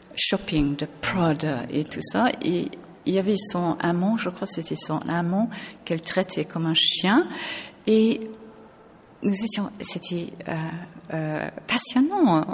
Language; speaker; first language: French; non-native, fluent; English